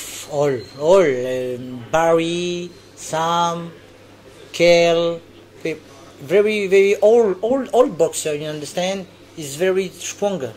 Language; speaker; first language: English; non-native, learner; French